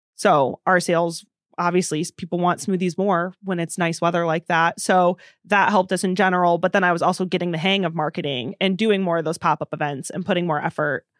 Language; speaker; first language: English; native; English